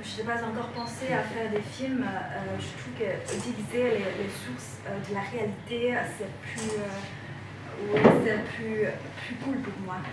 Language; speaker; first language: French; non-native, fluent; Chinese